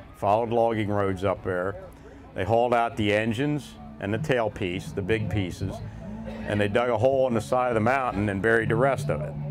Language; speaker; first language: English; native; English